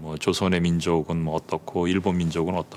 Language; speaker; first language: Korean; native; Korean